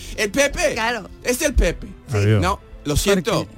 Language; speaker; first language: Spanish; non-native, fluent; English